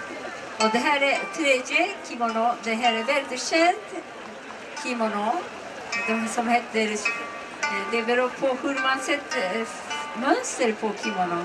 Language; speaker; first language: Swedish; non-native, learner; Japanese